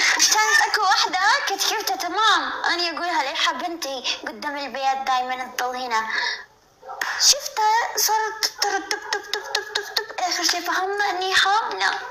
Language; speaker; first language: Arabic; non-native, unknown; Turkish